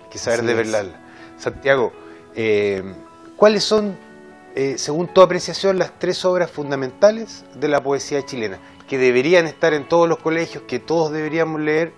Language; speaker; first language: Spanish; native; Spanish